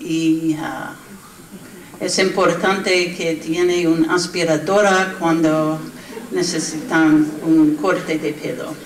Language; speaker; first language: Spanish; non-native, learner; English